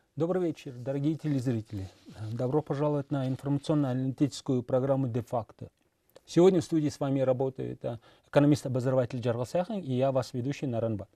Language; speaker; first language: Russian; non-native, fluent; Mongolian